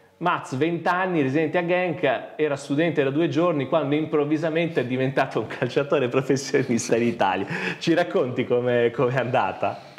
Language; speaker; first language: Italian; native; Italian